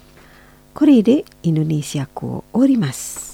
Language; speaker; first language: Japanese; non-native, fluent; Indonesian